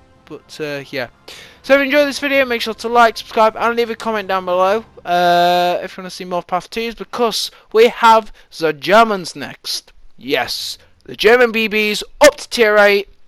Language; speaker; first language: English; native; English